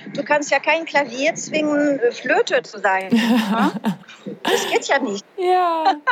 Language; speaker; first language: German; non-native, fluent; French